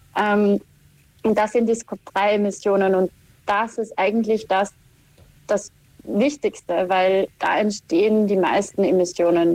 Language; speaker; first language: German; native; German